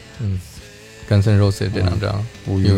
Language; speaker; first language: Chinese; native; Chinese